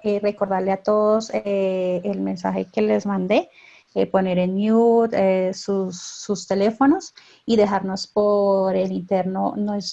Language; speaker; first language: Spanish; native; Spanish